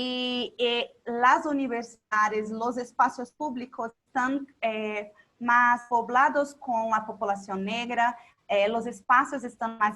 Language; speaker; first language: Spanish; non-native, local second language; Portuguese